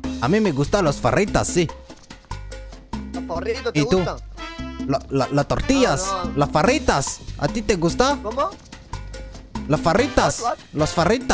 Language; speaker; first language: Spanish; non-native, learner; French